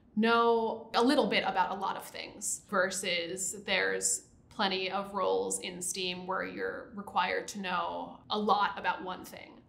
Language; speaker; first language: English; native; English